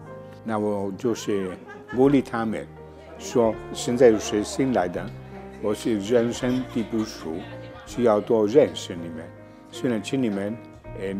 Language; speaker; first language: Chinese; non-native, fluent; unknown